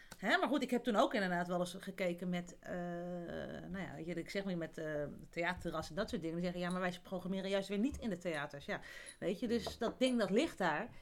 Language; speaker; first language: Dutch; native; Dutch